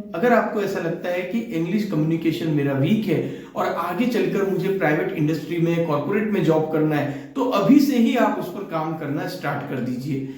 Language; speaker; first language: Hindi; native; Hindi